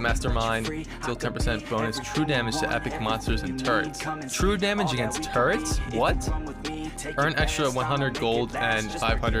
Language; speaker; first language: English; native; English